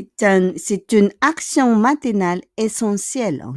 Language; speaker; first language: French; non-native, fluent; Filipino